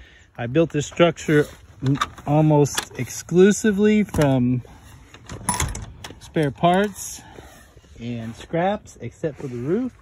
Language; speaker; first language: English; native; English